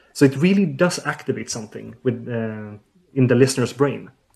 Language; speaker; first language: English; non-native, fluent; Swedish